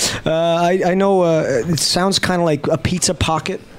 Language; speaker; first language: English; native; English